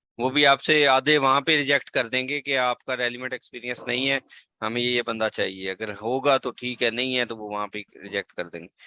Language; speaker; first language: Urdu; native; Urdu